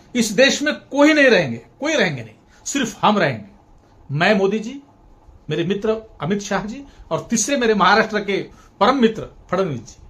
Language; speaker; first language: Hindi; non-native, local second language; Marathi